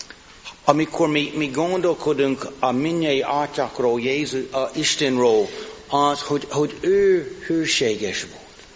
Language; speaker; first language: Hungarian; non-native, fluent; English